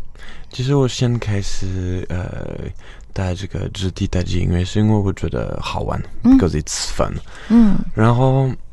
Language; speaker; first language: Chinese; non-native, fluent; French